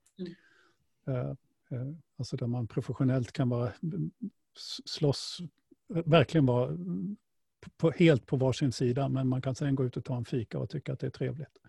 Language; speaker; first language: Swedish; native; Swedish